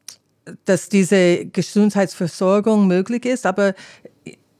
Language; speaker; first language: German; non-native, fluent; English